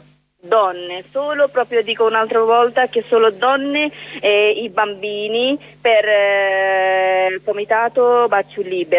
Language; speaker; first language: Italian; non-native, learner; Bangla